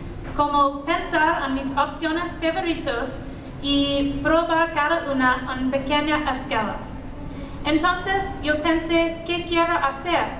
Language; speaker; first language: Spanish; non-native, learner; English